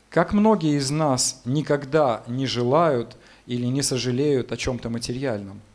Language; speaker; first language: Russian; native; Russian